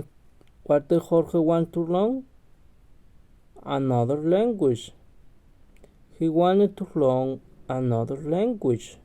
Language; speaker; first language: English; non-native, learner; Spanish